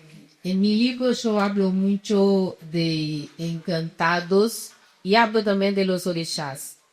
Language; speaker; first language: Spanish; non-native, fluent; Portuguese